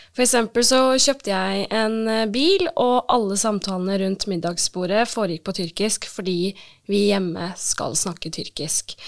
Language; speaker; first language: Norwegian; early bilingual, other home language; Turkish